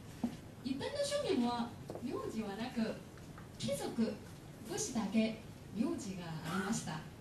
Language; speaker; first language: Japanese; non-native, fluent; Chinese